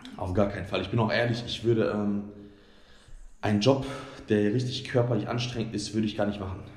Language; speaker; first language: German; early bilingual, other home language; Bosnian